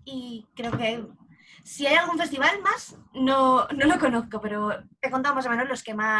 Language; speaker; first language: Spanish; native; Spanish